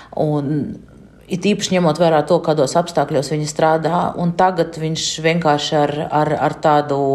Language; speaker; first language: Latvian; non-native, local second language; Russian